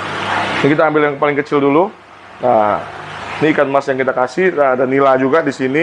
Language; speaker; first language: Indonesian; native; Indonesian